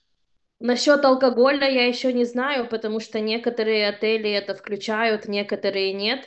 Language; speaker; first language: Russian; early bilingual, heritage; Russian